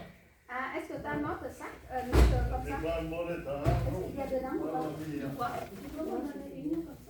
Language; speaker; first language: French; non-native, learner; Vietnamese